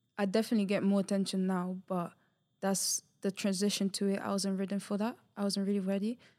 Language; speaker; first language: English; early bilingual, other home language; Portuguese